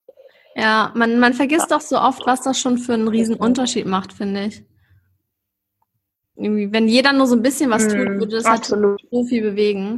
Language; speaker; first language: German; native; German